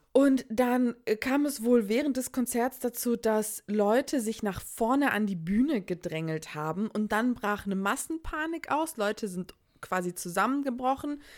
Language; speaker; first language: German; early bilingual, other home language; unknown